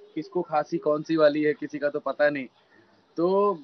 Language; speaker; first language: Hindi; native; Hindi